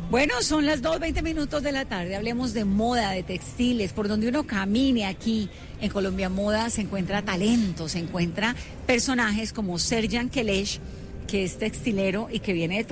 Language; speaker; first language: Spanish; native; Spanish